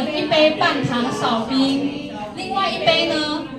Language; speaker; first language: Chinese; non-native, fluent; Filipino